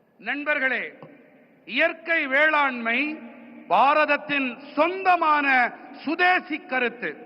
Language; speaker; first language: Tamil; native; Tamil